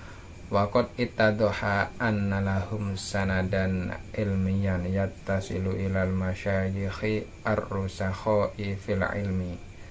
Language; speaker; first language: Arabic; non-native, fluent; Indonesian